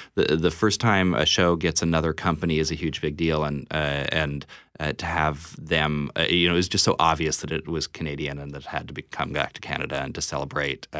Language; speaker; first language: English; native; English